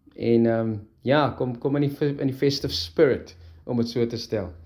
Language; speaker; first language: Afrikaans; native; Afrikaans